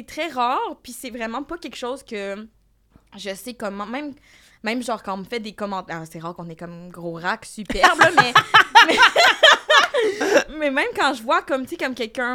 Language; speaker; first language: French; native; French